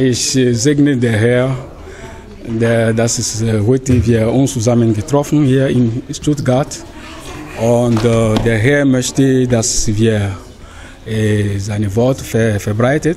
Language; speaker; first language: German; non-native, learner; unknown